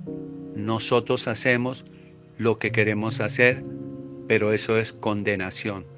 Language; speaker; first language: Spanish; native; Spanish